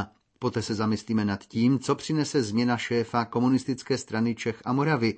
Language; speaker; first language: Czech; native; Czech